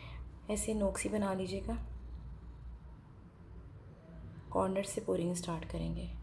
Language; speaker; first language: Hindi; native; Hindi